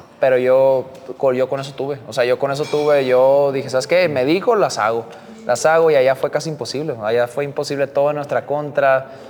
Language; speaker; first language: Spanish; native; Spanish